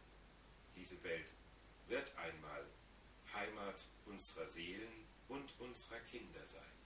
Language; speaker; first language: German; native; German